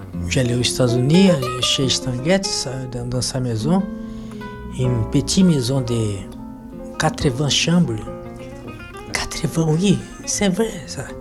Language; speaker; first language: French; non-native, fluent; Portuguese